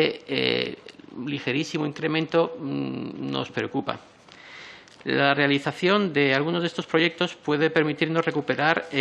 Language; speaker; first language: Spanish; native; Spanish